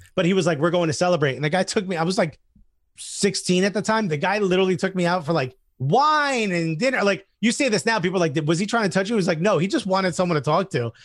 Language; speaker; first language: English; native; English